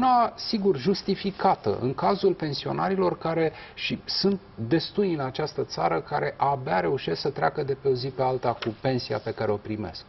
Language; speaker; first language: Romanian; native; Romanian